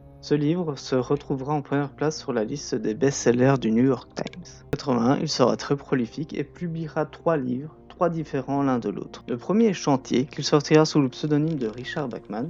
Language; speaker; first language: French; native; French